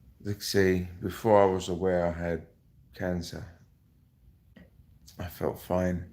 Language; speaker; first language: English; native; English